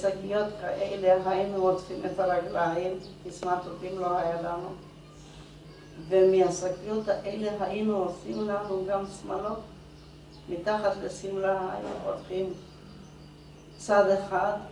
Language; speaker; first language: Hebrew; non-native, fluent; Hungarian